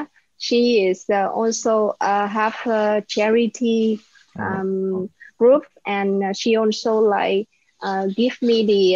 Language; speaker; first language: English; non-native, learner; Vietnamese